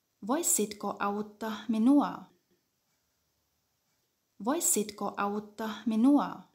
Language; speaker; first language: Finnish; non-native, fluent; German